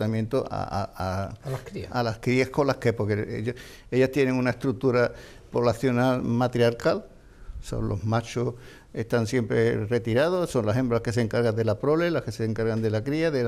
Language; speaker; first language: Spanish; native; Spanish